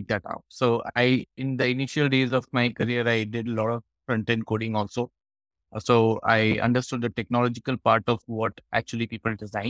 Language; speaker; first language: English; non-native, local second language; Hindi